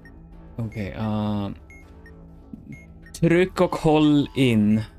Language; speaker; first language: Swedish; non-native, learner; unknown